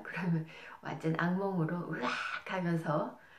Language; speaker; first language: Korean; native; Korean